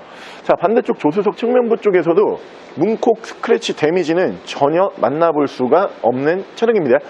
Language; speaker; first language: Korean; native; Korean